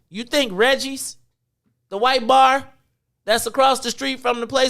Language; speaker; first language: English; native; English